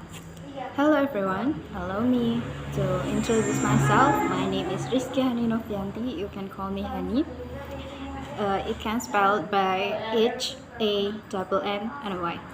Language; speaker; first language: English; non-native, fluent; Indonesian